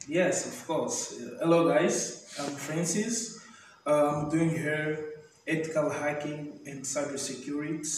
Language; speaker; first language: English; non-native, fluent; Portuguese